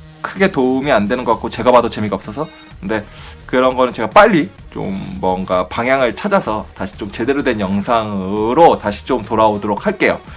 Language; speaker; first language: Korean; native; Korean